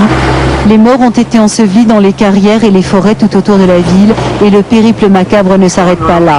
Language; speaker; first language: French; native; French